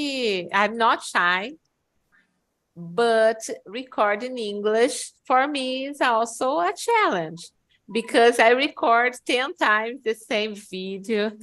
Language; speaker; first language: English; non-native, fluent; Portuguese